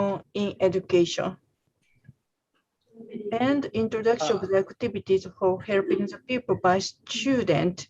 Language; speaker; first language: English; non-native, learner; Japanese